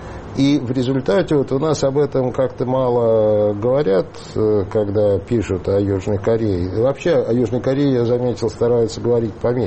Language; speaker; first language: Russian; native; Russian